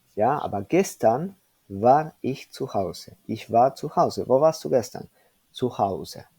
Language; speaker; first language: German; non-native, fluent; Spanish